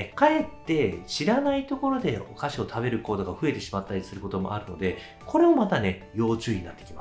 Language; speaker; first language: Japanese; native; Japanese